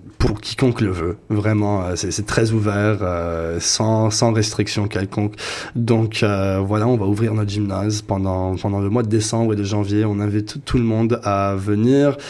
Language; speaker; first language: French; native; French